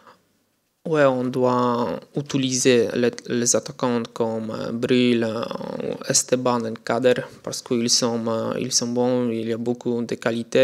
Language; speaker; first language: French; non-native, learner; Polish